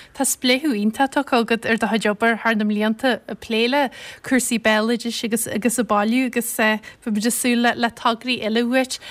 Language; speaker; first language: Irish; native; Irish